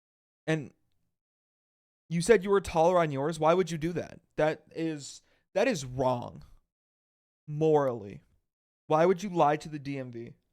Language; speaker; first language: English; native; English